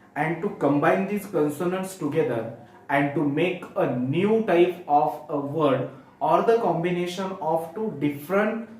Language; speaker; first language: English; non-native, local second language; Marathi